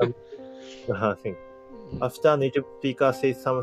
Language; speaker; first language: English; non-native, learner; Japanese